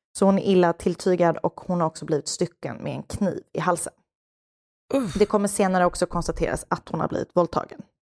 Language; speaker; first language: Swedish; native; Swedish